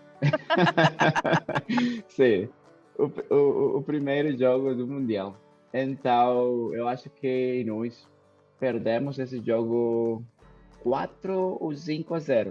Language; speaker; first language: Portuguese; non-native, fluent; Spanish